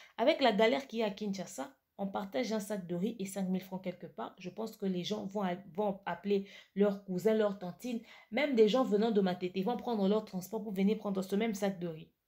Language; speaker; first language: French; non-native, local second language; Lingala